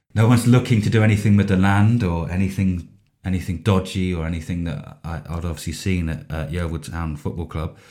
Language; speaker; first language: English; native; English